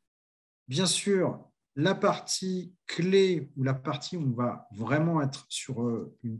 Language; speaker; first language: French; native; French